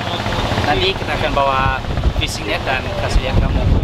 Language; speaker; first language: Indonesian; non-native, fluent; English